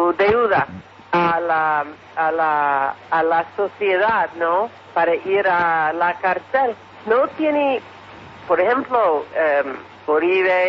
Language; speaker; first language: Spanish; non-native, fluent; English